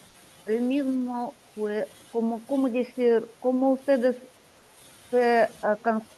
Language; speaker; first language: Spanish; non-native, learner; Russian